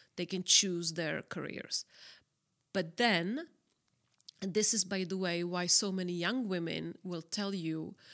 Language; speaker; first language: English; non-native, fluent; Czech